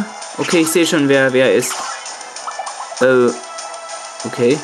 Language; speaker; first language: German; native; German